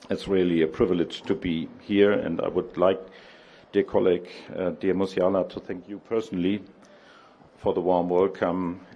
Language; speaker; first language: English; non-native, fluent; German